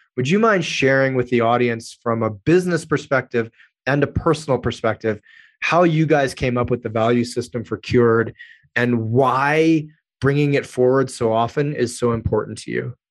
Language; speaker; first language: English; native; English